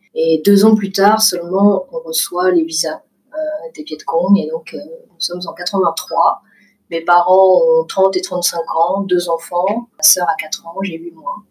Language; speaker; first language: French; early bilingual, other home language; Vietnamese